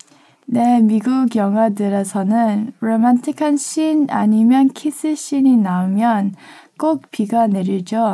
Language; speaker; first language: Korean; early bilingual, heritage; Korean